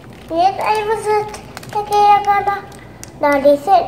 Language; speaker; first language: Romanian; early bilingual, heritage; Romanian